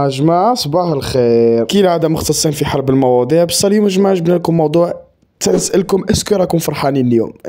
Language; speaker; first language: Arabic; native; Arabic